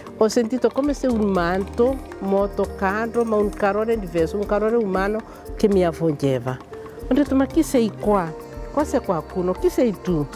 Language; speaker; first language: Italian; non-native, fluent; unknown